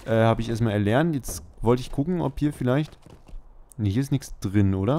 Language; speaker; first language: German; native; German